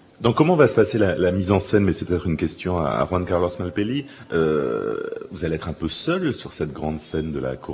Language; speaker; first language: French; native; French